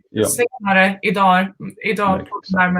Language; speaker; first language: Swedish; non-native, fluent; Finnish